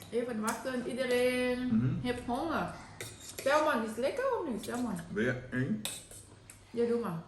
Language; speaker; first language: Dutch; non-native, learner; Thai